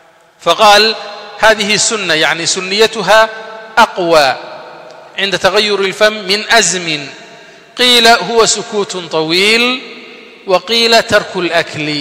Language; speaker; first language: Arabic; non-native, fluent; Somali